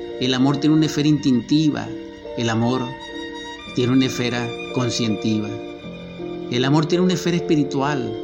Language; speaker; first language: Spanish; native; Spanish